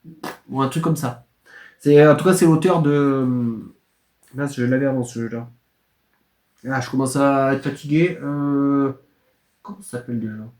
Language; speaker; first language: French; native; French